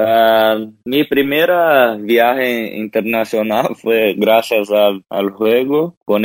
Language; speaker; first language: Spanish; non-native, learner; Portuguese